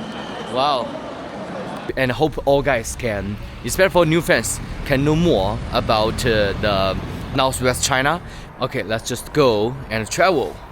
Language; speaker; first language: English; non-native, learner; Chinese